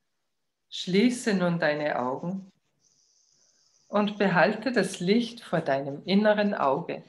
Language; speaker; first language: German; native; German